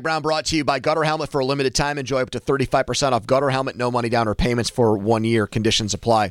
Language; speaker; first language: English; native; English